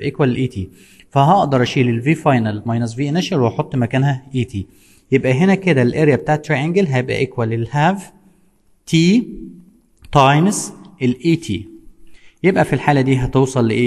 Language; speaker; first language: Arabic; native; Arabic